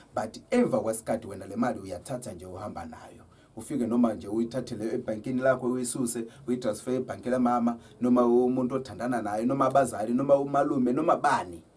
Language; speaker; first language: Zulu; native; Zulu